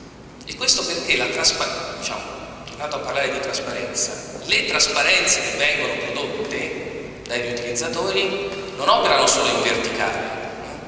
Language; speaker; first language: Italian; native; Italian